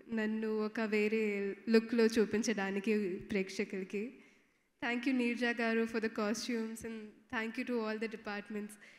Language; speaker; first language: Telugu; non-native, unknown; Tulu